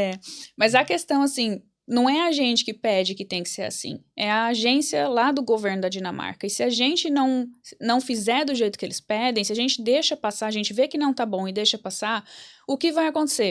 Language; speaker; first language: Portuguese; native; Portuguese